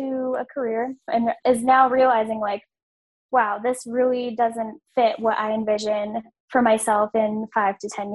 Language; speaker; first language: English; native; English